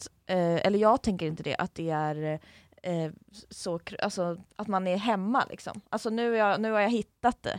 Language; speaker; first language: Swedish; native; Swedish